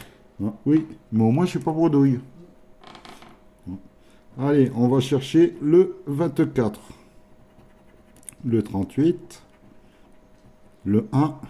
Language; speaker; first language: French; native; French